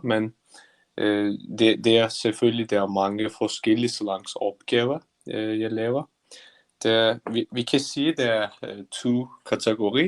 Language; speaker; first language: Danish; non-native, learner; Turkish